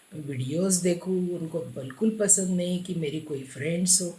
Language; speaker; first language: Hindi; non-native, local second language; Marathi